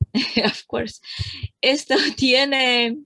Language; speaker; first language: Spanish; non-native, learner; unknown